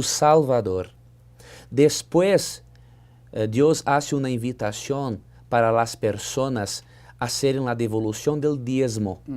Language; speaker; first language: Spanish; non-native, fluent; Portuguese